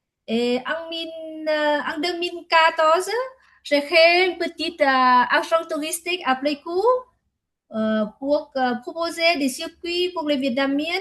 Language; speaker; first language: French; non-native, learner; Vietnamese